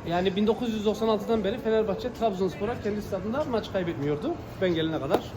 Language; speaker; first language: Turkish; early bilingual, heritage; Turkish